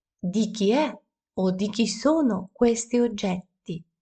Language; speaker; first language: Italian; non-native, fluent; Ukrainian